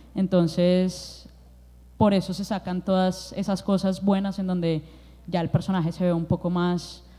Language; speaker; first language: Spanish; native; Spanish